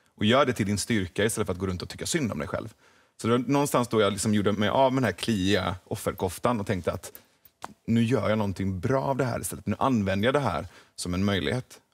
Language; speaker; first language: Swedish; early bilingual, other home language; Persian